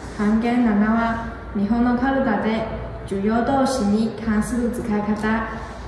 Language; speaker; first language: Japanese; non-native, learner; Chinese